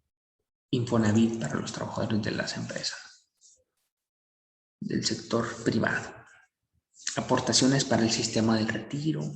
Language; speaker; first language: Spanish; native; Spanish